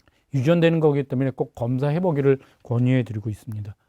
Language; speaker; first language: Korean; native; Korean